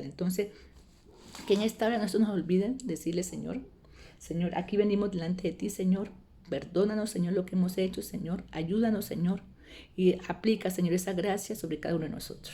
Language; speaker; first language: Spanish; native; Spanish